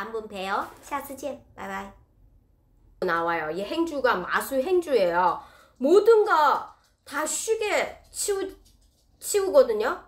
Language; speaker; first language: Korean; non-native, fluent; Chinese